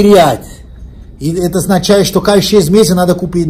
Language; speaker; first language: Russian; non-native, learner; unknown